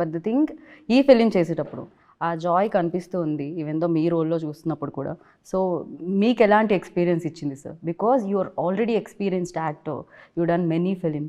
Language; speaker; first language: Telugu; native; Telugu